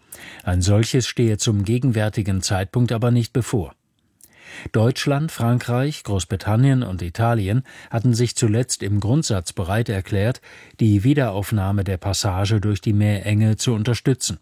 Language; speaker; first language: German; native; German